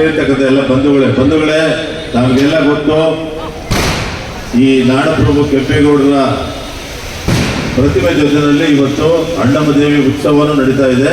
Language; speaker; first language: Kannada; native; Kannada